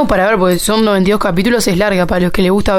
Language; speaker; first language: Spanish; native; Spanish